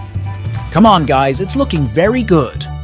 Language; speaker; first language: English; non-native, fluent; Spanish